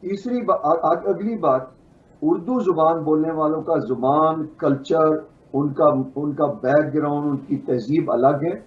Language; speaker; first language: Urdu; non-native, local second language; Punjabi